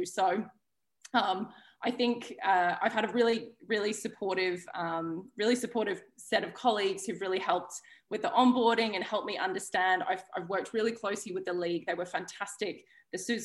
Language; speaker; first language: English; native; English